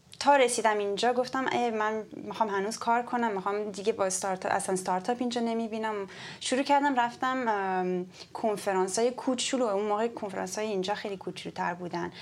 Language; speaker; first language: Persian; early bilingual, heritage; Persian